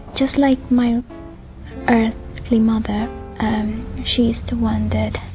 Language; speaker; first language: English; non-native, fluent; Spanish